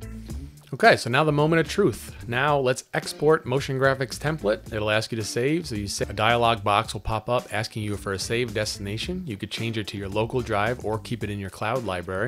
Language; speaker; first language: English; native; English